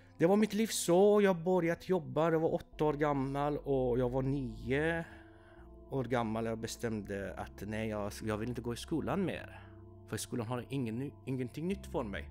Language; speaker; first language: Swedish; non-native, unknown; Persian